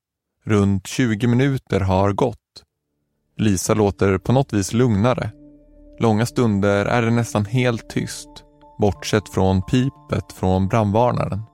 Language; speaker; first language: Swedish; native; Swedish